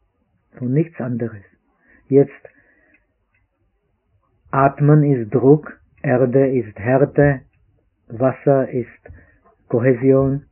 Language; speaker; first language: German; non-native, fluent; Czech